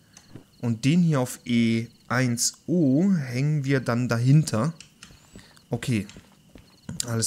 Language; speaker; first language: German; native; German